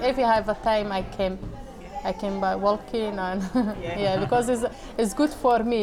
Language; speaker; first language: English; non-native, learner; Arabic